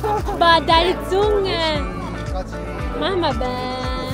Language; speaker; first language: Korean; non-native, learner; German